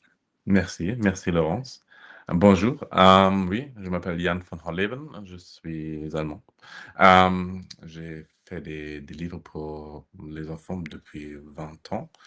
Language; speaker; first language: French; non-native, fluent; German